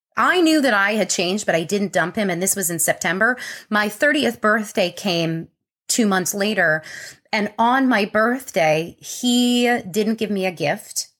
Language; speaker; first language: English; native; English